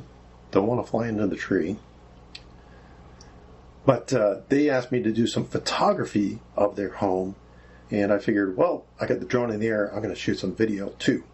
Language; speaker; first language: English; native; English